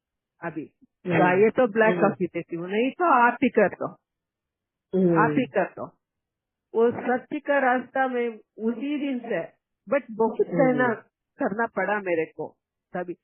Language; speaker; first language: Hindi; non-native, local second language; Kannada